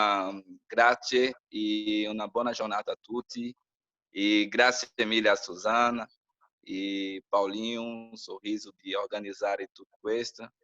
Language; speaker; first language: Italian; non-native, learner; Portuguese